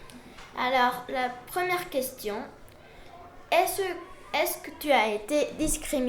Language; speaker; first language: French; non-native, fluent; Spanish